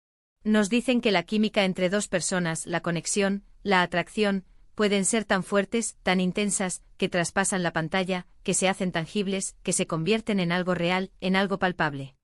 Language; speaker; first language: Spanish; native; Spanish